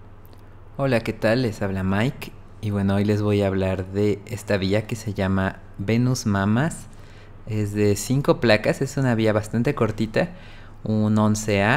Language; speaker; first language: Spanish; native; Spanish